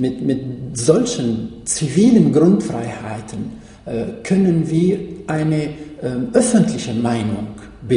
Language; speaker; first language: German; non-native, fluent; Arabic